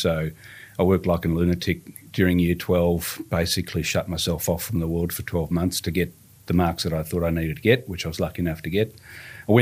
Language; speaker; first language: English; native; English